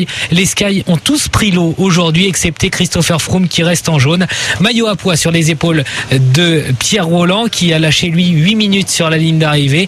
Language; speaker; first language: French; native; French